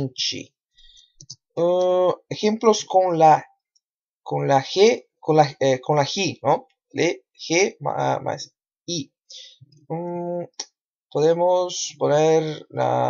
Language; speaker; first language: Spanish; non-native, fluent; Portuguese